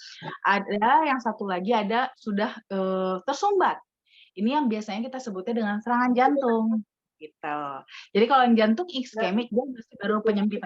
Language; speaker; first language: Indonesian; native; Indonesian